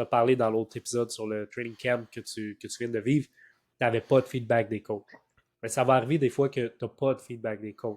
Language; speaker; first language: French; native; French